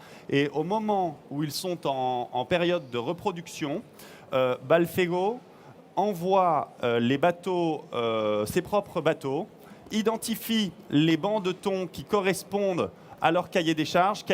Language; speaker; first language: French; native; French